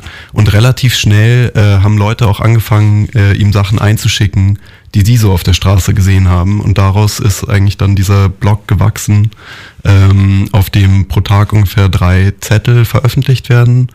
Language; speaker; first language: German; native; German